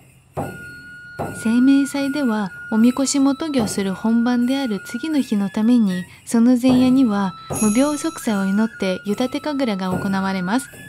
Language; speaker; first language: Japanese; non-native, fluent; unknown